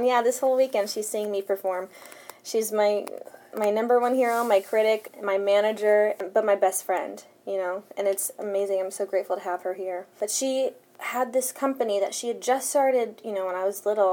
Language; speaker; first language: English; early bilingual, other home language; Spanish